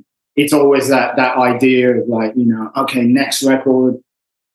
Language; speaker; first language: English; native; English